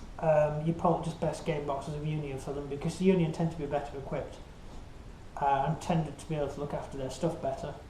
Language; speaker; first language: English; native; English